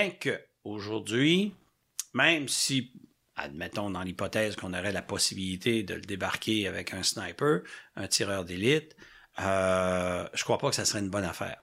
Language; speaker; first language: French; native; French